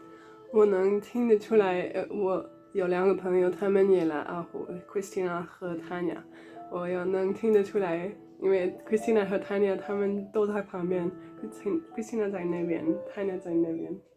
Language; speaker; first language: Chinese; non-native, learner; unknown